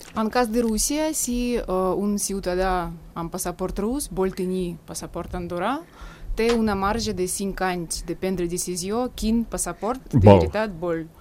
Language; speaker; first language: Catalan; non-native, fluent; Russian